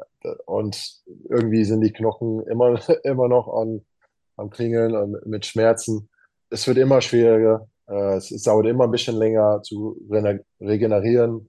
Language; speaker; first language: German; non-native, fluent; English